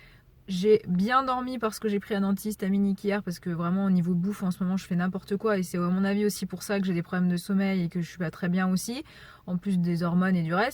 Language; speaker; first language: French; native; French